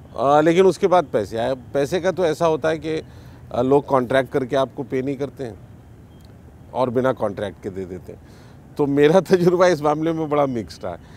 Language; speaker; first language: Hindi; native; Hindi